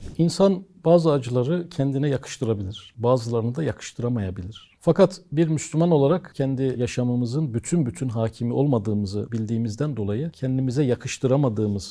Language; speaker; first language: Turkish; native; Turkish